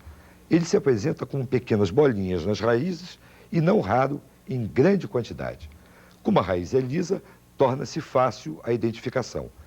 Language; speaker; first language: Portuguese; native; Portuguese